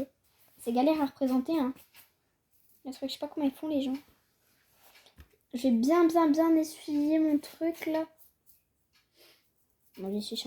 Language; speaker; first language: French; native; French